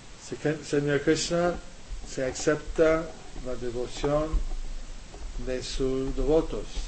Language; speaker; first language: Spanish; non-native, learner; English